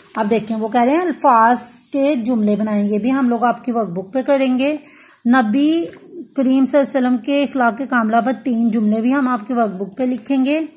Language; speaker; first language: Urdu; non-native, local second language; Punjabi